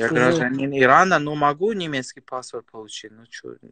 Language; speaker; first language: Russian; non-native, fluent; Persian